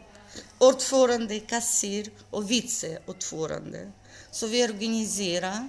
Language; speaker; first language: Swedish; non-native, learner; Russian